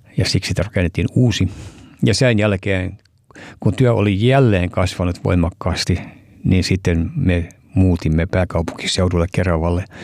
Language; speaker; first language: Finnish; early bilingual, heritage; Finnish